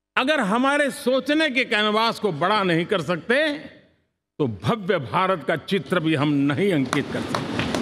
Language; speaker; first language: Hindi; non-native, local second language; Gujarati